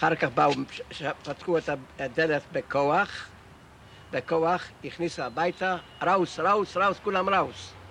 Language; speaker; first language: Hebrew; non-native, learner; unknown